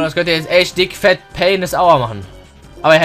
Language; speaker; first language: German; native; German